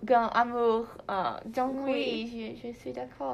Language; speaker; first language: French; non-native, learner; Portuguese